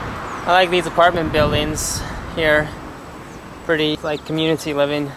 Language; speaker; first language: English; native; English